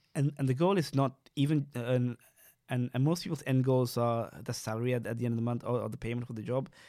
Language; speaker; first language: English; non-native, local second language; Sinhala